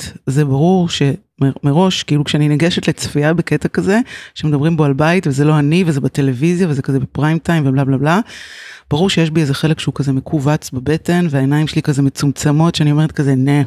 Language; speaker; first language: Hebrew; native; Hebrew